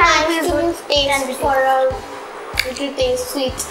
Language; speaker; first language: English; non-native, local second language; Hindi